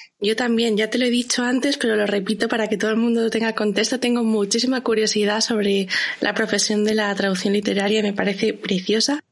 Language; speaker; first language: Spanish; native; Spanish